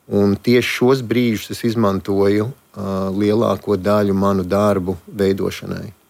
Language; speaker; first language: Latvian; native; Latvian